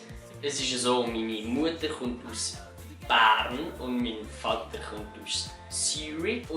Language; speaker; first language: German; native; German